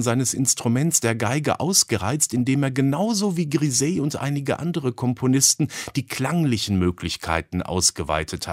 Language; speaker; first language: German; native; German